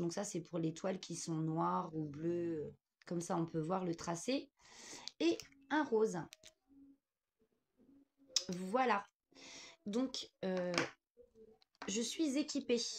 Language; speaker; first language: French; native; French